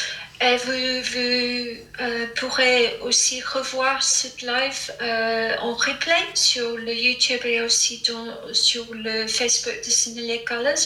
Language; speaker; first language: French; non-native, fluent; English